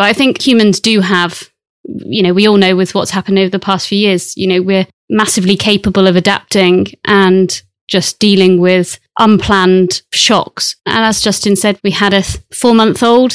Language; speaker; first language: English; native; English